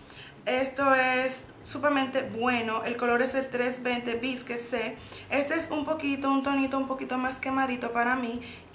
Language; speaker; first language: Spanish; native; Spanish